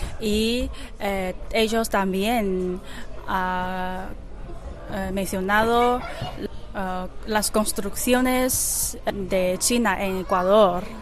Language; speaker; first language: Spanish; non-native, learner; Chinese